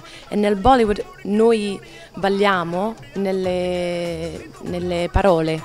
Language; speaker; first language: Italian; non-native, learner; English